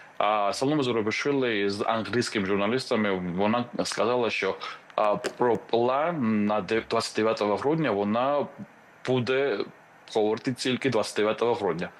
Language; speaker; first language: Ukrainian; non-native, fluent; Georgian